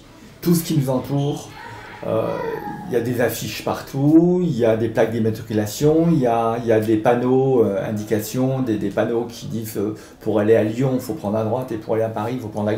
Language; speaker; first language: French; native; French